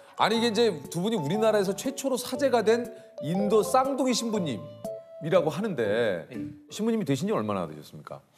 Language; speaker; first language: Korean; native; Korean